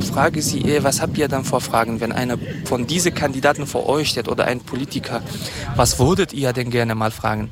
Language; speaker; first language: German; non-native, fluent; Kurdish